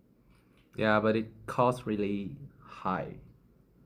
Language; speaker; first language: English; non-native, fluent; Chinese